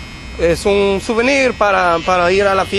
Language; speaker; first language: Spanish; non-native, learner; English